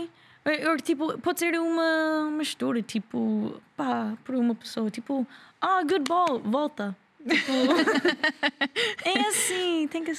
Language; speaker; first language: Portuguese; non-native, learner; English